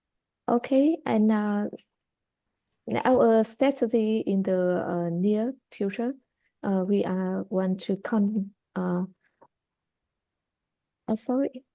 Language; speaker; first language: English; non-native, learner; Vietnamese